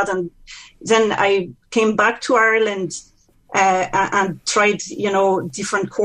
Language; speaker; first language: English; non-native, fluent; French